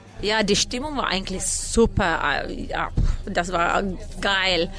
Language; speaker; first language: German; non-native, learner; English